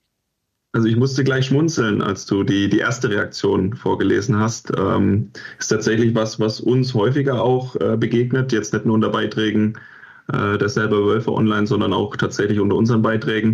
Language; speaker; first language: German; native; German